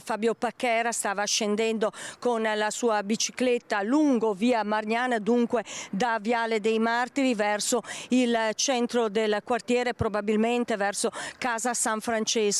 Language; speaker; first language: Italian; native; Italian